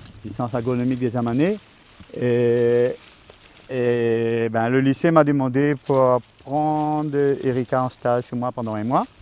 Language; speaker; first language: French; non-native, local second language; Réunion Creole French